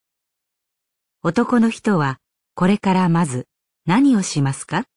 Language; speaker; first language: Japanese; native; Japanese